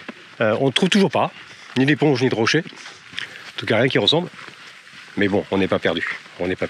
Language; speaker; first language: French; native; French